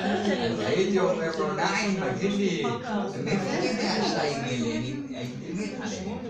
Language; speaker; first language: Hebrew; non-native, fluent; Arabic